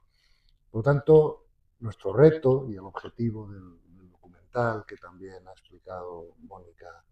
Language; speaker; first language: Spanish; native; Spanish